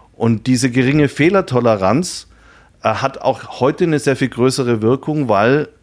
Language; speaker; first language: German; native; German